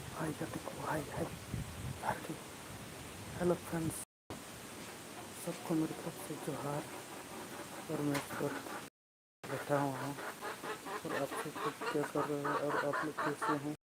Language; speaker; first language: Hindi; non-native, local second language; Santali